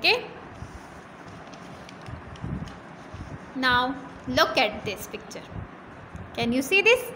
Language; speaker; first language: English; non-native, fluent; Urdu